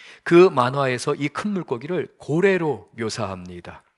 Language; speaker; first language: Korean; native; Korean